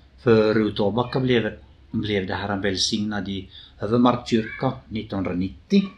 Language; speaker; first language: Swedish; native; Swedish